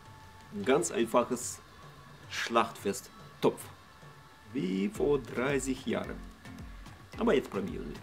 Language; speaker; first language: German; non-native, fluent; Russian